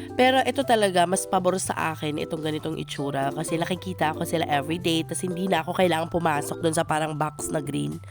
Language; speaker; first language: Filipino; non-native, local second language; Cebuano